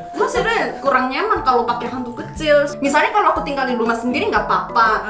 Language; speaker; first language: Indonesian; non-native, fluent; Korean